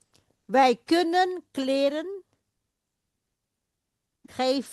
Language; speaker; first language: Dutch; non-native, fluent; Indonesian